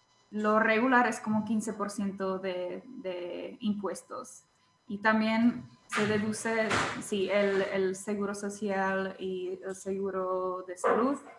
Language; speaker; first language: Spanish; non-native, fluent; Czech